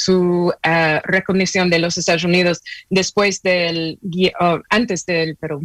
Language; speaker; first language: Spanish; non-native, fluent; English